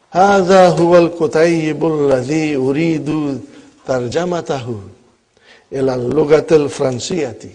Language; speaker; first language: Arabic; non-native, fluent; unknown